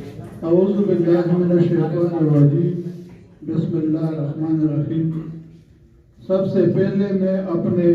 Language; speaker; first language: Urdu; non-native, local second language; Pashto